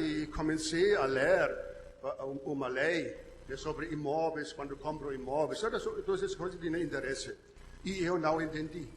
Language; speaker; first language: Portuguese; non-native, learner; German